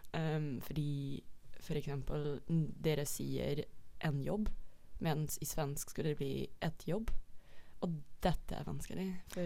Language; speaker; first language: Swedish; non-native, fluent; Dutch